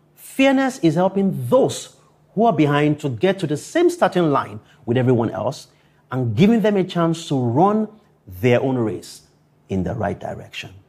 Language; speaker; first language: English; non-native, local second language; Yoruba